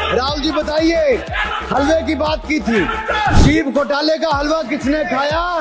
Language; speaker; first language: Hindi; native; Hindi